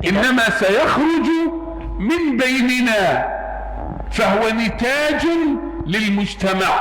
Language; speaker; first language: Arabic; native; Arabic